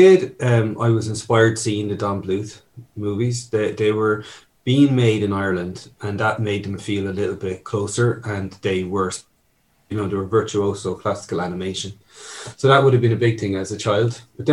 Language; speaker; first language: English; native; English